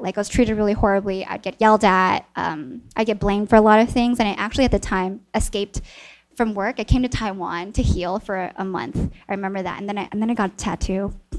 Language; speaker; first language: English; early bilingual, other home language; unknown